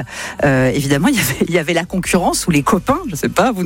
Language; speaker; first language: French; native; French